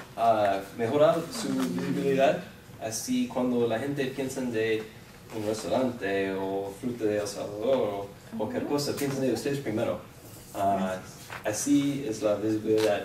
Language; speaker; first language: Spanish; non-native, fluent; English